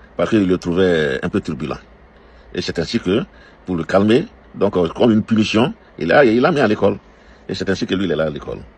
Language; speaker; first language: French; non-native, local second language; Dyula